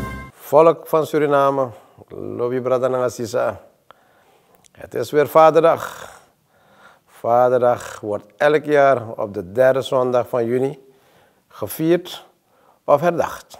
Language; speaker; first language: Dutch; native; Dutch